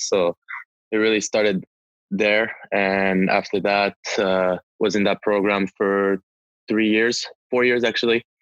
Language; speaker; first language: English; non-native, local second language; French